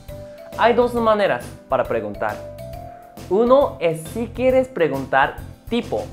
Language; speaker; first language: Spanish; non-native, fluent; Japanese